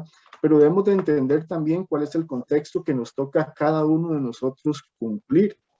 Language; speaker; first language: Spanish; native; Spanish